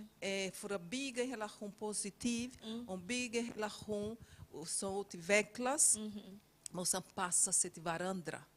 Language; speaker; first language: Swedish; non-native, fluent; Portuguese